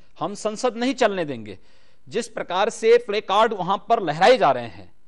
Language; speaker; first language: Hindi; native; Hindi